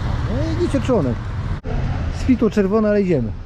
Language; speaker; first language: Polish; native; Polish